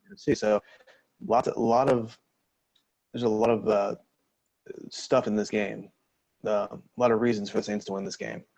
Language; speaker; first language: English; native; English